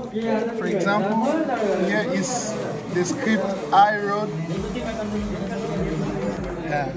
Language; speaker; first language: English; non-native, fluent; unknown